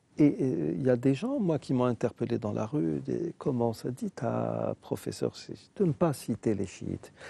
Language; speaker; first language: French; non-native, local second language; Arabic